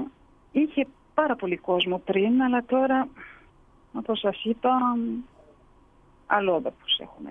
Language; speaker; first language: Greek; early bilingual, heritage; Greek